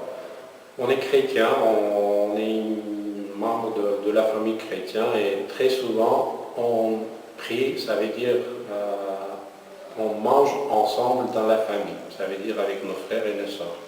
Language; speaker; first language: French; non-native, fluent; Armenian